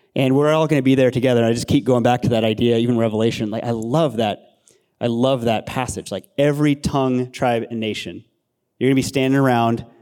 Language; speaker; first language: English; native; English